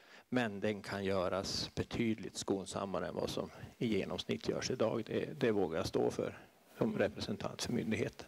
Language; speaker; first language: Swedish; native; Swedish